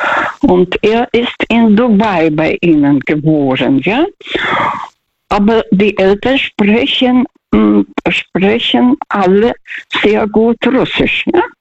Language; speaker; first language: German; non-native, fluent; Russian